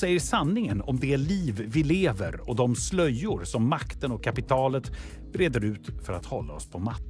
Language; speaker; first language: Swedish; native; Swedish